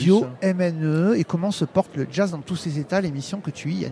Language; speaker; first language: French; native; French